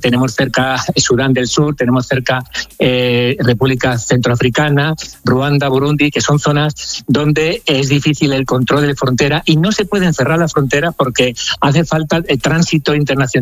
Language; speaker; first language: Spanish; native; Spanish